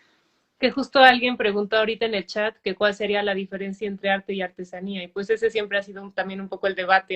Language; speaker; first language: Spanish; native; Spanish